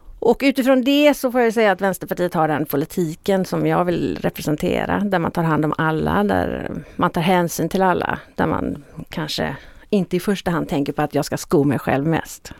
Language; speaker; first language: Swedish; native; Swedish